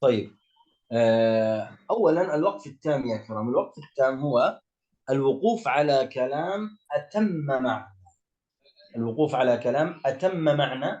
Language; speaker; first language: Arabic; native; Arabic